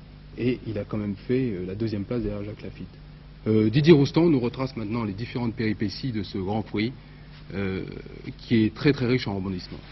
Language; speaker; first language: French; native; French